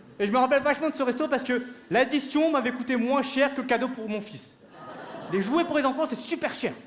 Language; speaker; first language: French; early bilingual, other home language; Vietnamese